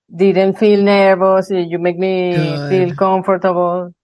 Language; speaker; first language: English; non-native, fluent; Spanish